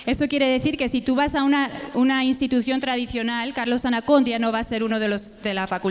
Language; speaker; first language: Spanish; native; Spanish